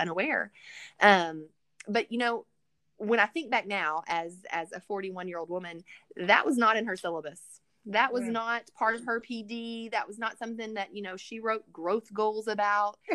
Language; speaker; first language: English; native; English